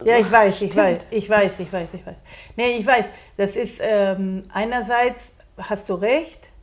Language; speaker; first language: German; non-native, fluent; Spanish